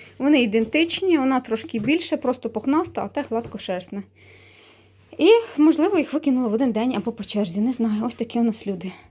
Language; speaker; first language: Ukrainian; non-native, local second language; Russian